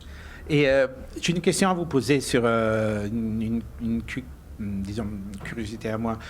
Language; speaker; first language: French; non-native, fluent; Italian